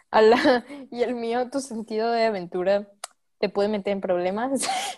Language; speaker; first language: Spanish; native; Spanish